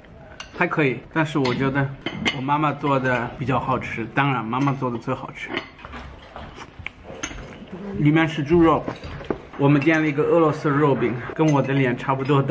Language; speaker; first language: Chinese; non-native, fluent; German